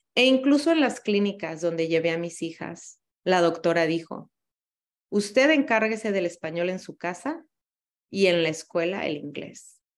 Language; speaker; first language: Spanish; early bilingual, heritage; Spanish